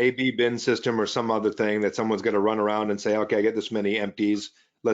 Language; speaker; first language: English; native; English